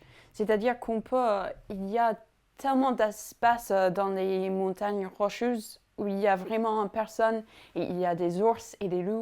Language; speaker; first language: French; non-native, fluent; English